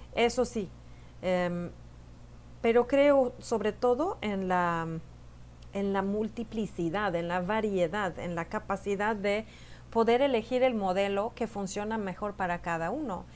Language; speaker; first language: Spanish; non-native, fluent; Swedish